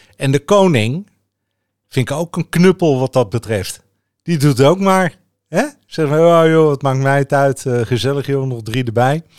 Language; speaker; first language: Dutch; native; Dutch